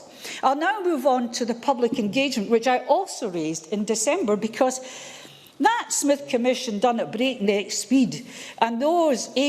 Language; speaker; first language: English; native; English